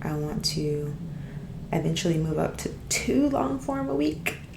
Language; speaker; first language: English; native; English